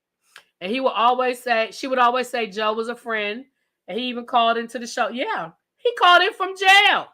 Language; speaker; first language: English; native; English